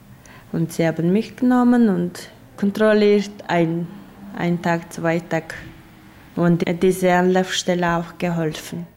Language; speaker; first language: German; non-native, learner; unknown